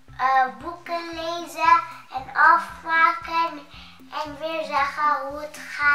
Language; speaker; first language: Dutch; early bilingual, other home language; Indonesian